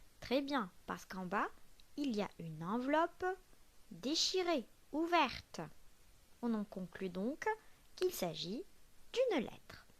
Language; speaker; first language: French; non-native, local second language; Arabic